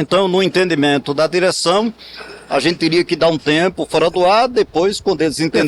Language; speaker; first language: Portuguese; native; Portuguese